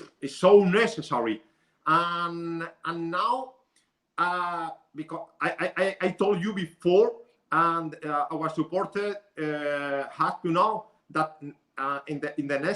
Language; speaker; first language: English; non-native, learner; Spanish